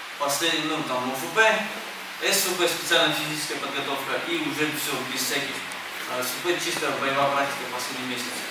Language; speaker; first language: Russian; early bilingual, other home language; Armenian